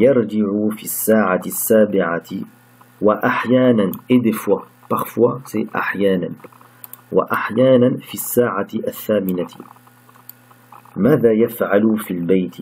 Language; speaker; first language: Arabic; non-native, fluent; French